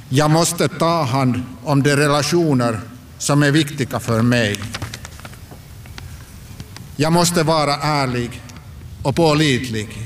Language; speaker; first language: Swedish; non-native, local second language; Finnish